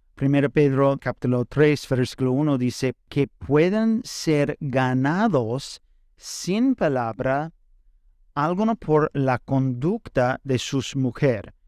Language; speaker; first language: Spanish; non-native, fluent; English